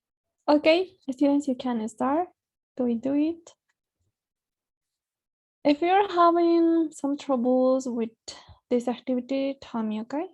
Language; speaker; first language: English; non-native, fluent; Spanish